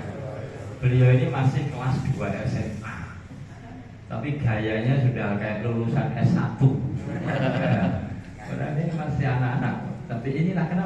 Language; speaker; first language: Indonesian; non-native, local second language; Javanese